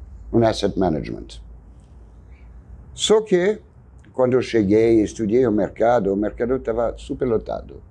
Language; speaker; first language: Portuguese; non-native, fluent; French